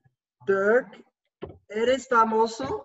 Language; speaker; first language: Spanish; non-native, learner; English